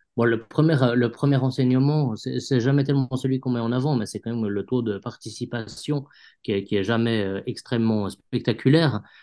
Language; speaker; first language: French; native; French